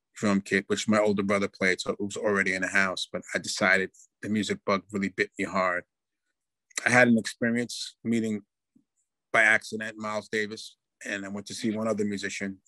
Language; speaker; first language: English; native; English